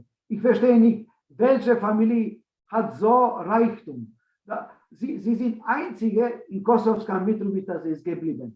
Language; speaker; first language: German; non-native, learner; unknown